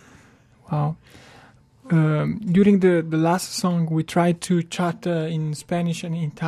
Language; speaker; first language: English; non-native, learner; Italian